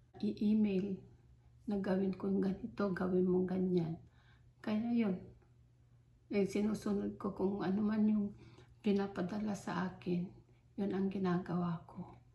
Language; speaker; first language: Filipino; non-native, local second language; Iloko